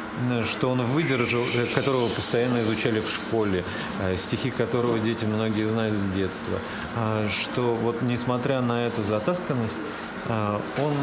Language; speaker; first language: Russian; native; Russian